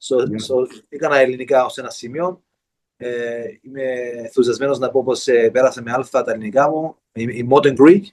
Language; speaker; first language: Greek; early bilingual, heritage; Greek